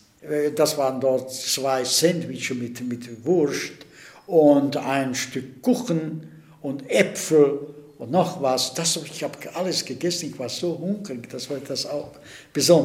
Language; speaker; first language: German; non-native, fluent; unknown